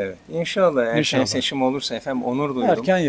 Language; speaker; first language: Turkish; native; Turkish